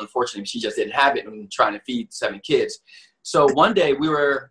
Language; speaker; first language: English; native; English